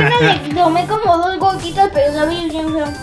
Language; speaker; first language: Spanish; native; Spanish